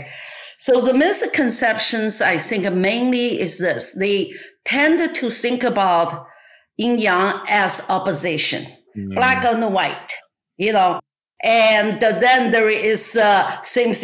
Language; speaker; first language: English; non-native, fluent; Chinese